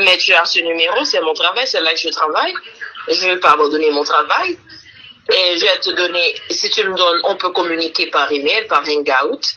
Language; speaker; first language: French; early bilingual, heritage; French